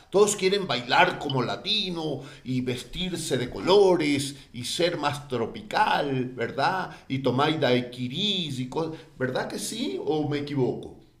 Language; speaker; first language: Spanish; native; Spanish